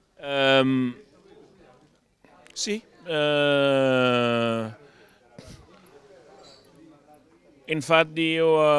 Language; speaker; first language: Italian; non-native, learner; Danish